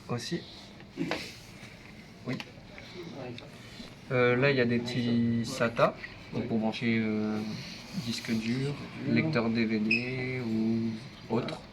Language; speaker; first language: French; native; French